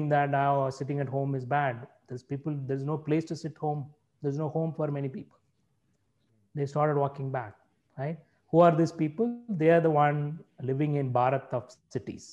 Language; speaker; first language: English; non-native, local second language; Tamil